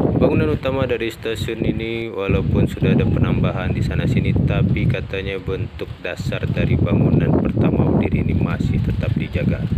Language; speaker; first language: Indonesian; non-native, local second language; Minangkabau